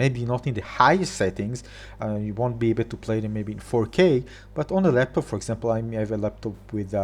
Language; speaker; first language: English; non-native, fluent; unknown